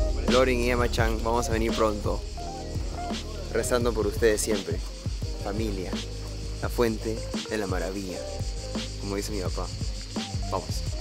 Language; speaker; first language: Spanish; early bilingual, heritage; Spanish